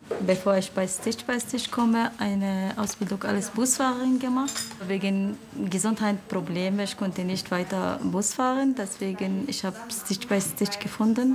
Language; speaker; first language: German; non-native, learner; Ukrainian